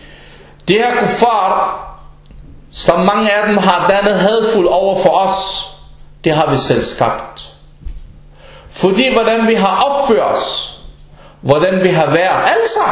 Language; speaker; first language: Danish; non-native, local second language; Arabic